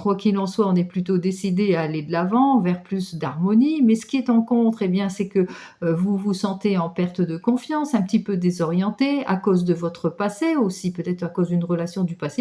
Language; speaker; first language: French; native; French